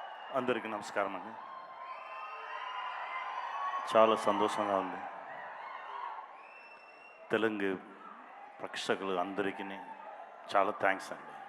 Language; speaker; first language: Telugu; non-native, learner; Tamil